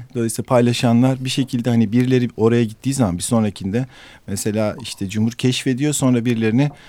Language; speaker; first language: Turkish; native; Turkish